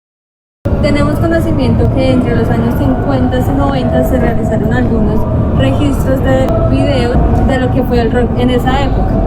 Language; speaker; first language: Spanish; native; Spanish